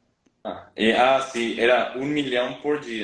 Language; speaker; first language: Portuguese; non-native, learner; Spanish